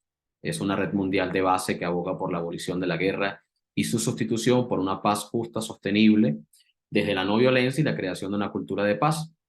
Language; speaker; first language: Spanish; native; Spanish